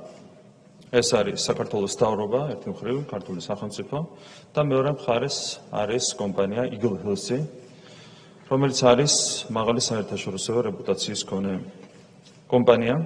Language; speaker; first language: Georgian; native; Georgian